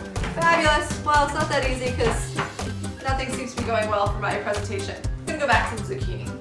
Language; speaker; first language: English; native; English